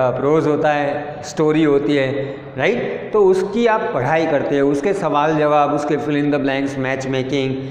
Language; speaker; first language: Hindi; non-native, local second language; Gujarati